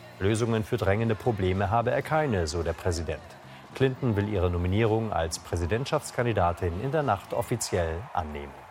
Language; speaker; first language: German; native; German